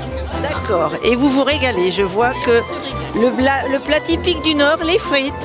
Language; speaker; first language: French; native; French